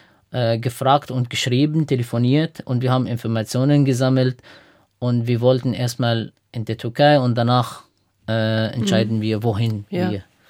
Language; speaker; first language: German; non-native, fluent; Arabic